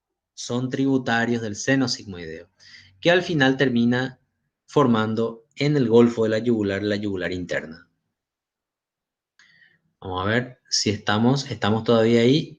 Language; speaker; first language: Spanish; native; Spanish